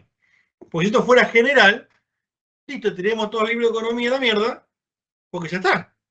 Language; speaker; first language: Spanish; native; Spanish